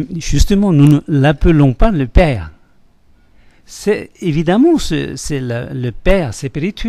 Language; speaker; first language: French; non-native, fluent; Tibetan